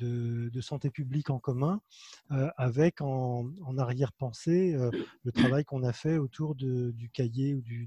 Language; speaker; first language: French; native; French